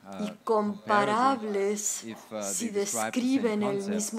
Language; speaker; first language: Spanish; non-native, learner; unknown